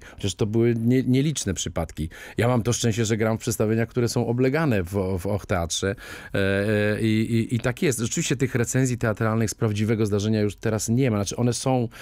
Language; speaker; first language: Polish; native; Polish